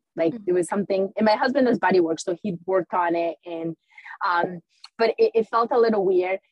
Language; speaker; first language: English; early bilingual, other home language; Spanish